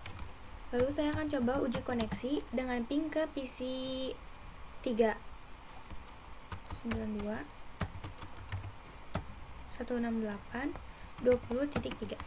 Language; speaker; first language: Indonesian; native; Indonesian